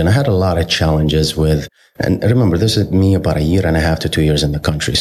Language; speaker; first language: English; non-native, fluent; Arabic